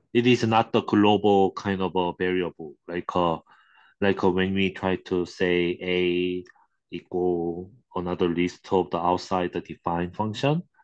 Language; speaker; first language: English; non-native, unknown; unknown